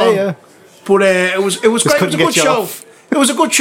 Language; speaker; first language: English; native; English